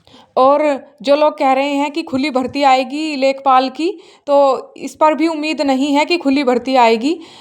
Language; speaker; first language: Hindi; native; Hindi